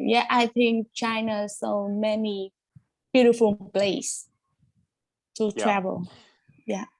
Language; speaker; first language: English; non-native, learner; Vietnamese